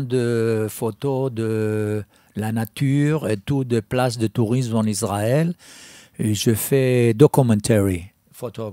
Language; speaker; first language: French; non-native, fluent; Hebrew